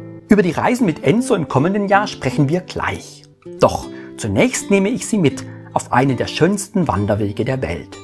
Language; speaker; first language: German; native; German